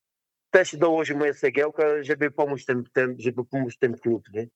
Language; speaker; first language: Polish; non-native, learner; Portuguese